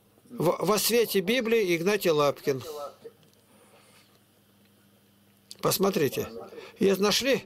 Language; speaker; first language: Russian; native; Russian